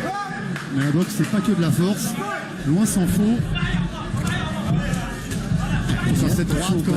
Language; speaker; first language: French; native; French